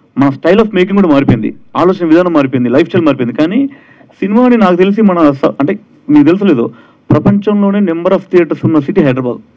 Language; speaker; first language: Telugu; native; Telugu